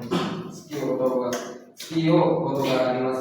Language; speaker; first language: Japanese; non-native, learner; Indonesian